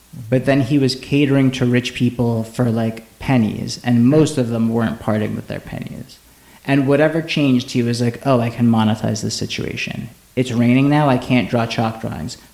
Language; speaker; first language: English; native; English